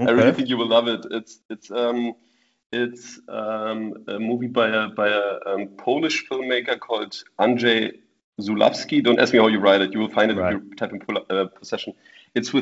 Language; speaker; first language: English; non-native, fluent; German